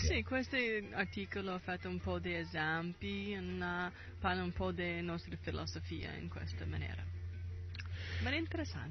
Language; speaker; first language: Italian; non-native, learner; English